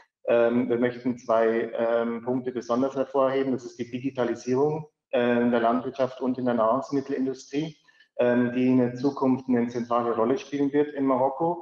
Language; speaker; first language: German; native; German